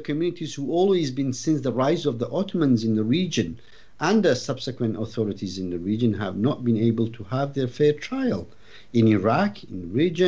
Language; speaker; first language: English; non-native, fluent; Arabic